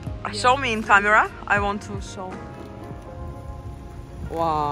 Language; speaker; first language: English; non-native, learner; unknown